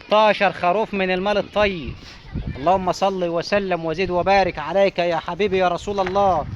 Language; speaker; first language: Arabic; native; Arabic